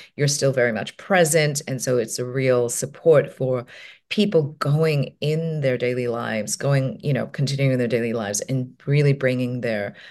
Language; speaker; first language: English; non-native, local second language; Cantonese